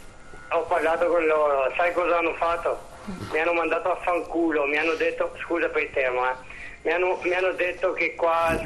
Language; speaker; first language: Italian; non-native, fluent; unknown